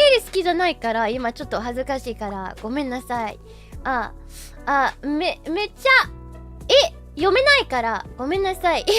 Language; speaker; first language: Japanese; non-native, learner; English